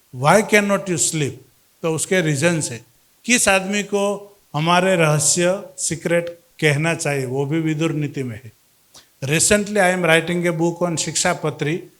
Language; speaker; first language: Hindi; non-native, local second language; Gujarati